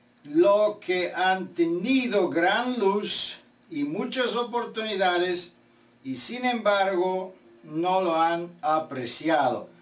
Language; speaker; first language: Spanish; non-native, fluent; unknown